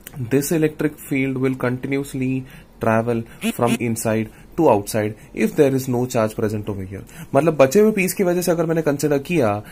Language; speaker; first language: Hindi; non-native, local second language; Malayalam